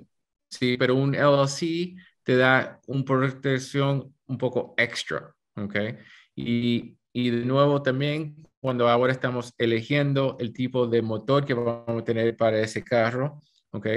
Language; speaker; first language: Spanish; early bilingual, heritage; Spanish